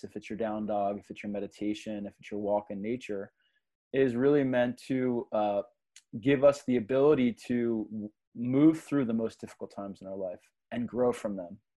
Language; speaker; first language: English; native; English